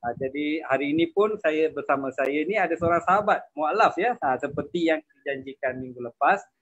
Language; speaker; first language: Malay; non-native, local second language; Tamil